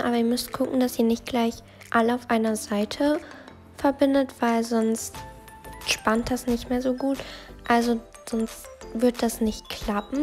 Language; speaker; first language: German; native; German